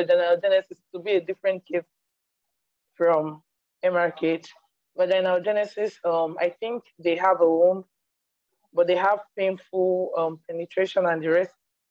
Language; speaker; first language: English; non-native, local second language; Igbo